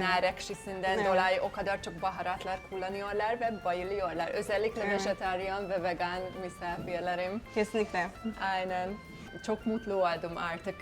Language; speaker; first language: Turkish; non-native, fluent; Hungarian